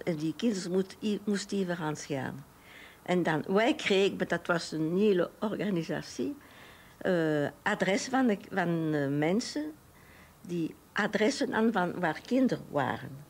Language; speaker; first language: Dutch; non-native, local second language; French